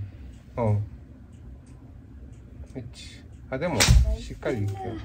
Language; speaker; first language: Japanese; native; Japanese